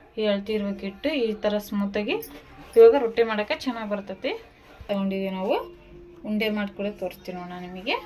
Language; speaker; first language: Kannada; native; Kannada